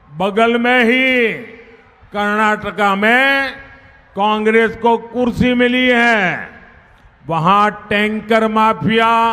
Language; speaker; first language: Hindi; non-native, local second language; Gujarati